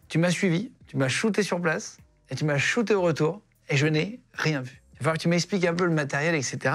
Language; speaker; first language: French; native; French